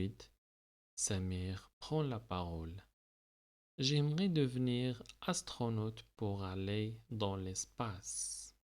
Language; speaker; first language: French; non-native, local second language; Arabic